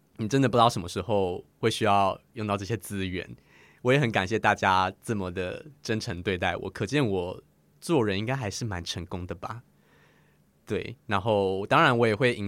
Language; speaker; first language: Chinese; native; Chinese